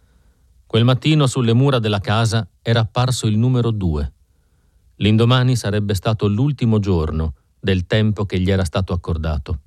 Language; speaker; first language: Italian; native; Italian